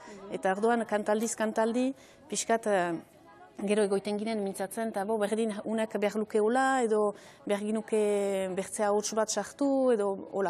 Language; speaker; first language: Basque; native; Basque